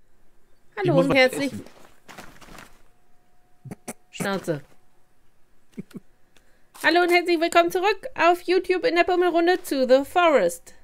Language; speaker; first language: German; native; German